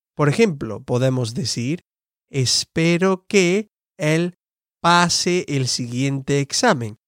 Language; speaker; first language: Spanish; non-native, fluent; English